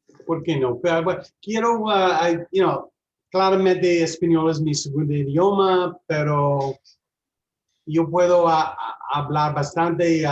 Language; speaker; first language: Spanish; non-native, learner; English